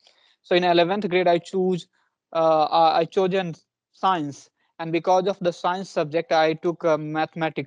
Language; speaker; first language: English; non-native, local second language; Punjabi